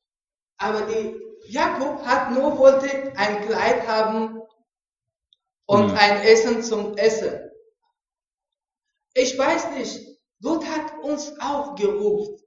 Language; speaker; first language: German; non-native, learner; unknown